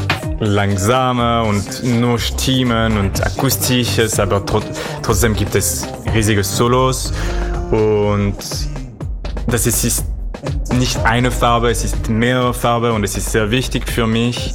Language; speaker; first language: German; non-native, fluent; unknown